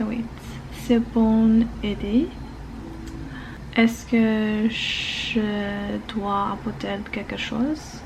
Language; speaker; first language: French; non-native, learner; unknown